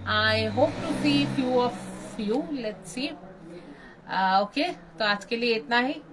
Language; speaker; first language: Hindi; non-native, local second language; Bangla